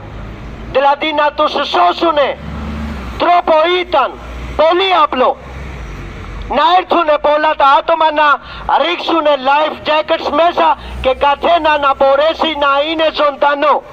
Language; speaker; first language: Greek; non-native, learner; Urdu